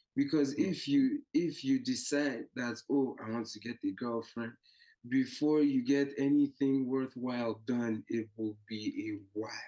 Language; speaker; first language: English; non-native, local second language; Yoruba